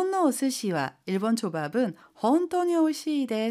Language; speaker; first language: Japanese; non-native, fluent; Korean